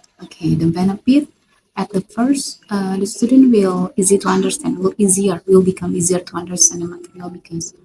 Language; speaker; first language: English; non-native, fluent; Indonesian